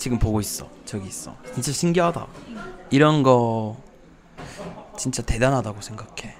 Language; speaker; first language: Korean; non-native, fluent; English